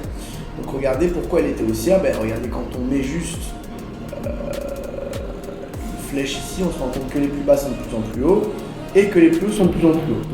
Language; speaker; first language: French; native; French